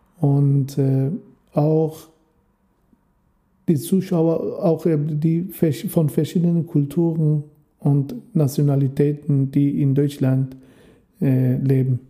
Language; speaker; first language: German; non-native, learner; Persian